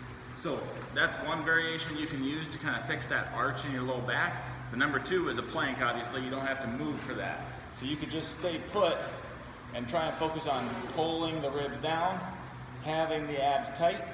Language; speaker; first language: English; native; English